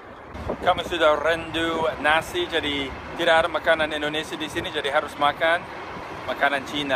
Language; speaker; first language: Indonesian; non-native, fluent; English